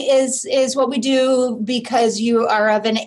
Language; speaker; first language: English; native; English